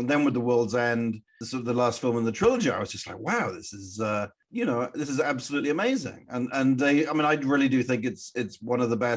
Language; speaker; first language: English; native; English